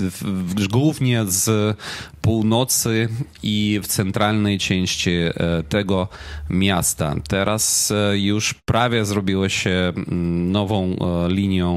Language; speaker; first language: Polish; non-native, fluent; Ukrainian